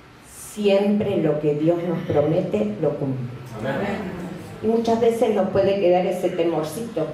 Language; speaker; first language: Spanish; native; Spanish